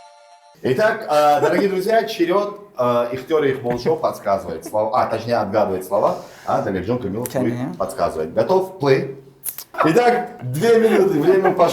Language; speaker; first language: Russian; non-native, local second language; Tajik